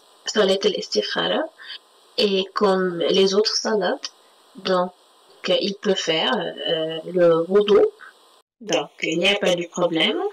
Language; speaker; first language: French; non-native, local second language; Arabic